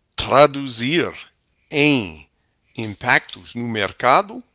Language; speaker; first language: Portuguese; non-native, learner; English